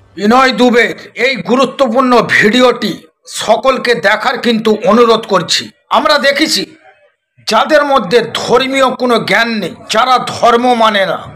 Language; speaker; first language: Hindi; native; Hindi